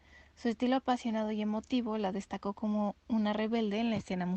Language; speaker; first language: Spanish; native; Spanish